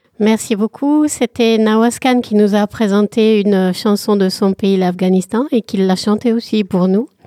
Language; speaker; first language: French; native; French